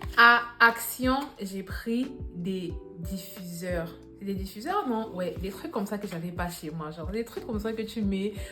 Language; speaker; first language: French; native; French